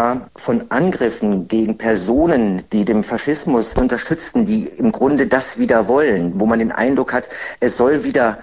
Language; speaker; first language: German; native; German